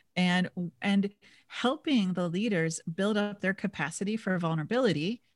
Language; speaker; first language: English; native; English